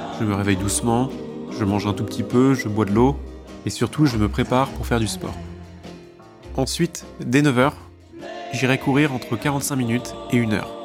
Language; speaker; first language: French; native; French